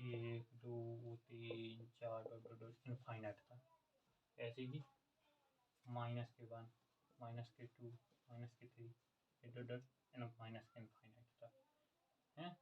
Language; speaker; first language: Hindi; native; Hindi